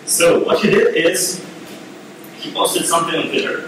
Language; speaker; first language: English; non-native, fluent; Ukrainian